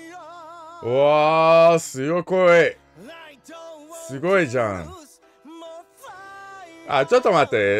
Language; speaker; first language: Japanese; non-native, learner; English